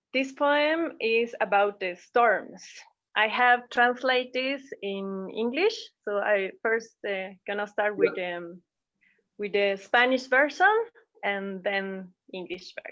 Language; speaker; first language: English; non-native, fluent; Spanish